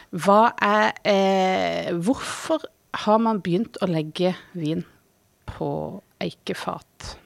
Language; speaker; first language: Norwegian; native; Norwegian